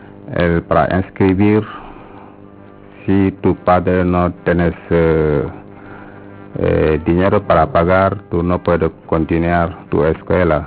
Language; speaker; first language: Spanish; non-native, learner; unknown